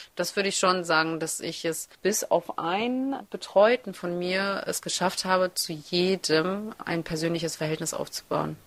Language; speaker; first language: German; early bilingual, other home language; Russian